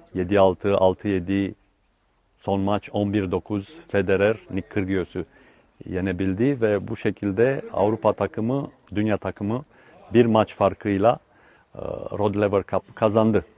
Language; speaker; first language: Turkish; non-native, fluent; Romanian